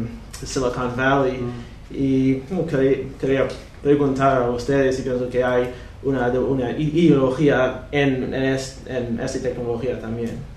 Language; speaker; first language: Spanish; non-native, fluent; English